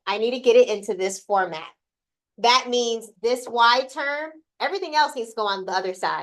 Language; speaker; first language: English; native; English